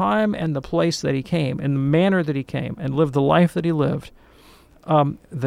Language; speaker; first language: English; native; English